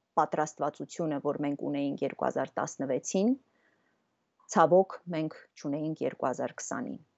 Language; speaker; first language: Armenian; native; Armenian